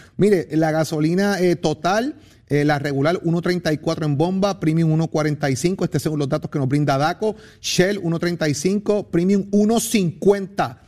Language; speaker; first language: Spanish; native; Spanish